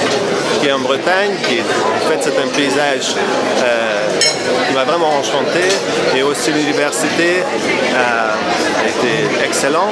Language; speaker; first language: French; non-native, fluent; Hungarian